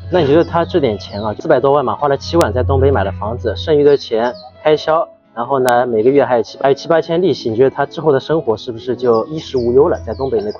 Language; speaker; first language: Chinese; native; Chinese